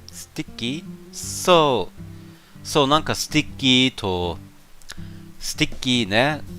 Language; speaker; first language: Japanese; non-native, learner; German